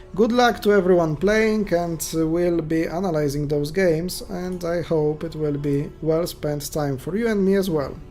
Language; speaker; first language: English; non-native, fluent; Polish